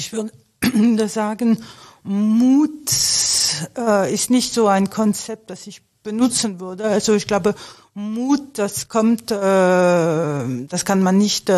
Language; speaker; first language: German; non-native, fluent; French